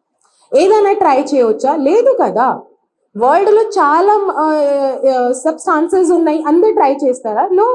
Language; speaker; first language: Telugu; non-native, fluent; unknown